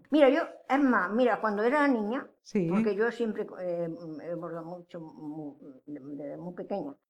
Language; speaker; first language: Spanish; native; Spanish